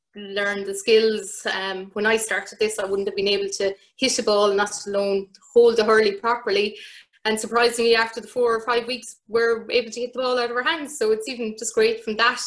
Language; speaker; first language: English; native; English